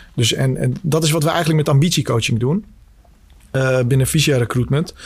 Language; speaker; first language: Dutch; early bilingual, other home language; Albanian